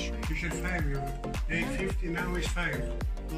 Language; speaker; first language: English; non-native, learner; Greek